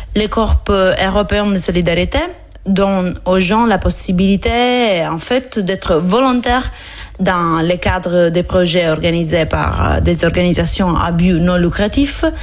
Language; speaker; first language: French; non-native, learner; Italian